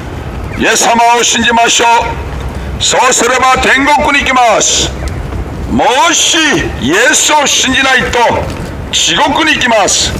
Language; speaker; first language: Japanese; non-native, learner; Korean